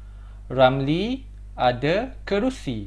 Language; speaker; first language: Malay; non-native, fluent; Korean